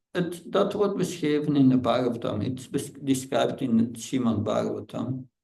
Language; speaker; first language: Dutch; non-native, fluent; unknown